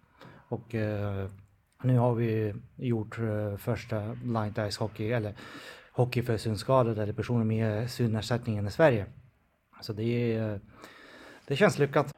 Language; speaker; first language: Swedish; non-native, fluent; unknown